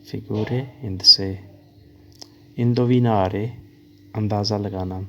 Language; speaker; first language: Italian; non-native, learner; Urdu